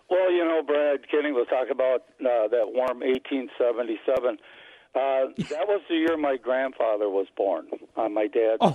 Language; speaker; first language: English; native; English